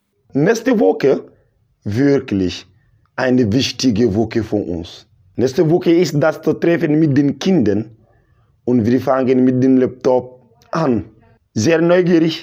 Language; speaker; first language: German; non-native, local second language; Bambara